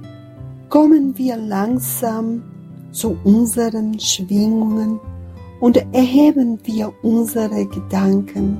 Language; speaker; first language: German; non-native, fluent; Portuguese